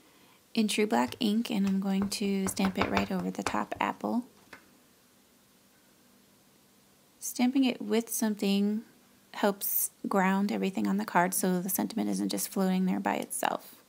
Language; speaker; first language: English; native; English